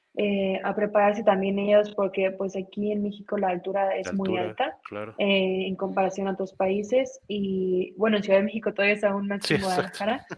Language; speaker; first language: Spanish; native; Spanish